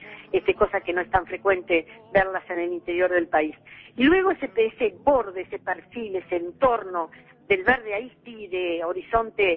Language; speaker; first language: Spanish; native; Spanish